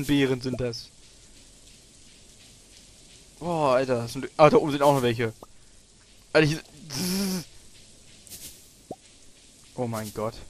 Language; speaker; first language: German; native; German